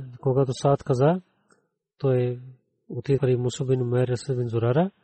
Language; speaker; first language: Bulgarian; non-native, learner; Urdu